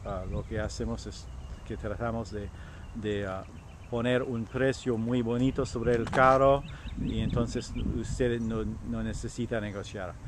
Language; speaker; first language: Spanish; non-native, learner; French